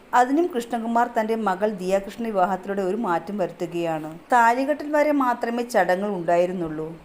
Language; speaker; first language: Malayalam; native; Malayalam